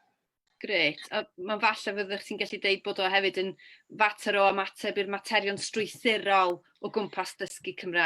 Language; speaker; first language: Welsh; native; Welsh